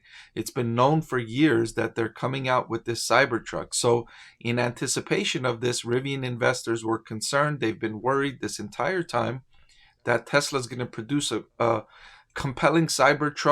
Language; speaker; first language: English; native; English